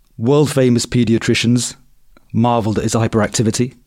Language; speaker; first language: English; native; English